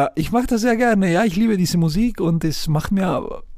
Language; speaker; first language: German; non-native, fluent; Spanish